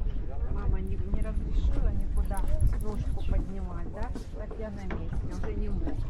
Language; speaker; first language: Russian; native; Russian